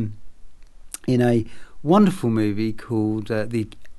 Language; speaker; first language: English; native; English